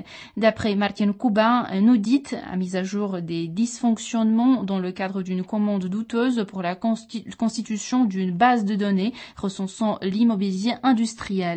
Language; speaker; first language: French; non-native, fluent; Czech